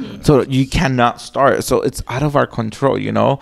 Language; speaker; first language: English; early bilingual, other home language; Spanish